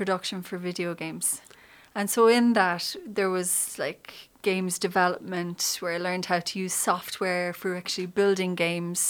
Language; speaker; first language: English; native; English